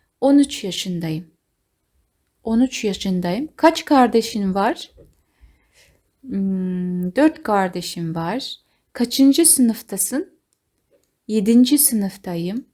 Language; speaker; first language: Turkish; non-native, fluent; Kazakh